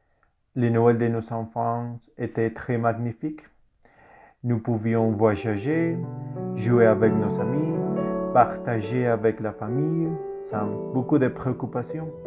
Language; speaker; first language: French; non-native, learner; Spanish